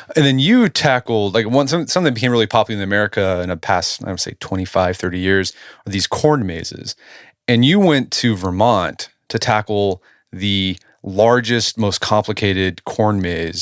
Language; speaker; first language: English; native; English